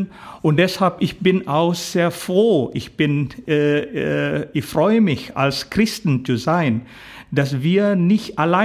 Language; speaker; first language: German; non-native, fluent; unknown